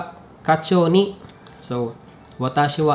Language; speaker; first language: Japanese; non-native, fluent; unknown